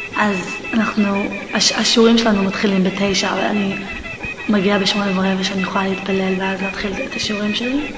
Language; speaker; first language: Hebrew; early bilingual, heritage; Hebrew